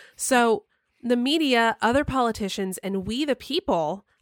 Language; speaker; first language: English; native; English